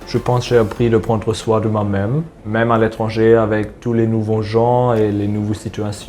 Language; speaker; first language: French; non-native, fluent; German